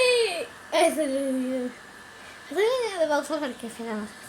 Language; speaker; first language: Spanish; native; Spanish